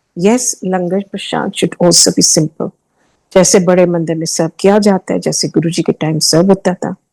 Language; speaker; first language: Hindi; early bilingual, heritage; Hindi